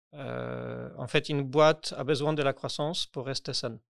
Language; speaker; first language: French; non-native, fluent; Polish